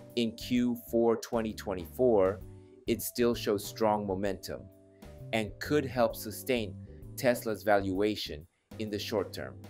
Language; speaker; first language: English; non-native, fluent; Japanese